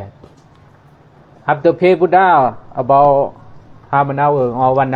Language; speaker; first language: English; non-native, learner; Thai